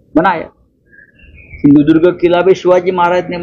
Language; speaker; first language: Hindi; non-native, local second language; Marathi